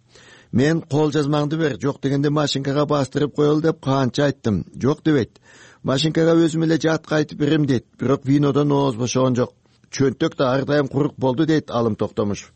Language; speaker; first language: Kyrgyz; native; Kyrgyz